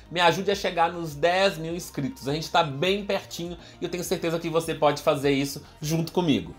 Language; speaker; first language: Portuguese; native; Portuguese